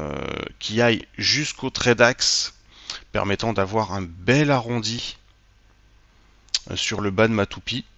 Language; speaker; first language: French; native; French